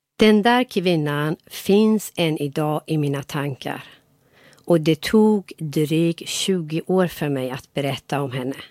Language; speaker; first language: Swedish; non-native, fluent; Persian